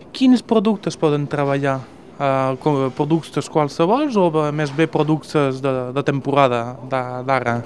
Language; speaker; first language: Catalan; non-native, local second language; French